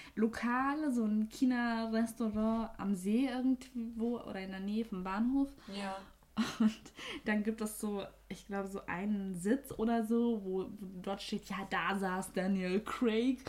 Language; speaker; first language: German; native; German